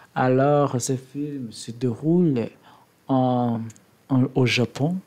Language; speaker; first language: French; non-native, learner; English